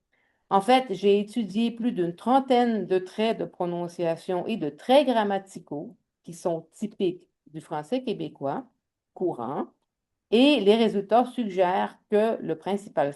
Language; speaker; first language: French; native; French